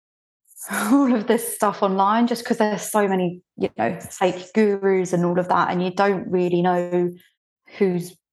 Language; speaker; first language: English; early bilingual, other home language; Bulgarian